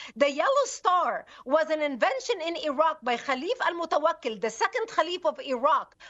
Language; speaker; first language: English; non-native, fluent; Arabic